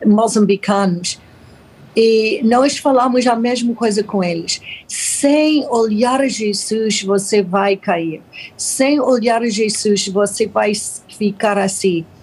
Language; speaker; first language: Portuguese; non-native, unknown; English